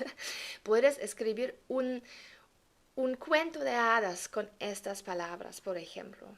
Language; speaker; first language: Spanish; non-native, fluent; German